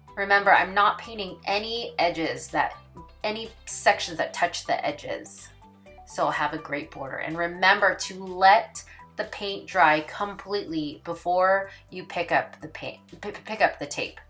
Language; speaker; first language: English; native; English